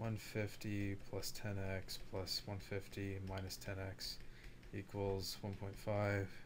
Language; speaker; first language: English; native; English